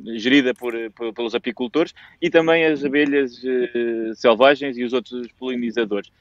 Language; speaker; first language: Portuguese; native; Portuguese